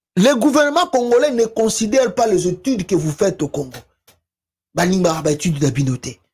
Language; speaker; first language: French; non-native, local second language; Lingala